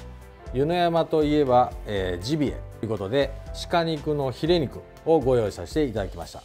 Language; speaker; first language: Japanese; native; Japanese